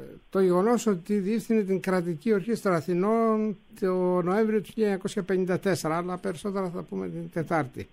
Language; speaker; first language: Greek; native; Greek